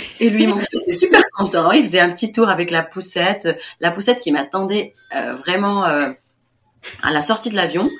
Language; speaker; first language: French; non-native, local second language; Arabic